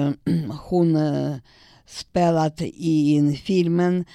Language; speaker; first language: Swedish; non-native, learner; Russian